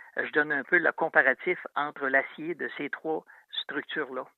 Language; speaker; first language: French; native; French